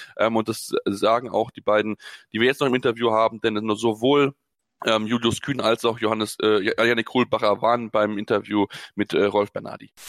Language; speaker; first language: German; native; German